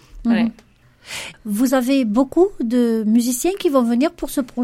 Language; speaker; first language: French; native; French